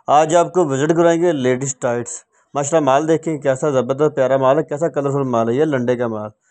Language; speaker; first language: Urdu; native; Urdu